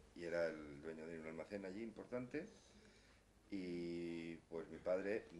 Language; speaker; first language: Spanish; native; Spanish